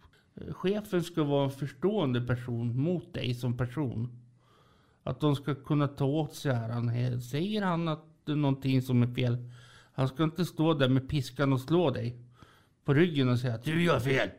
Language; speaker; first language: Swedish; native; Swedish